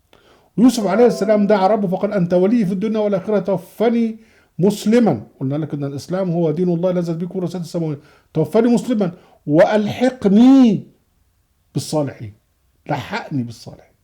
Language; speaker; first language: Arabic; native; Arabic